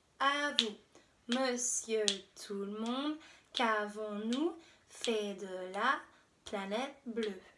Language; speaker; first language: French; non-native, fluent; English